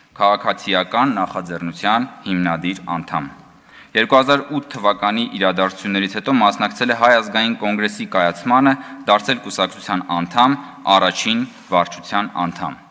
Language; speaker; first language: Armenian; native; Armenian